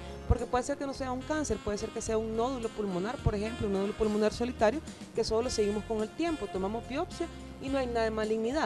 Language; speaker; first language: Spanish; native; Spanish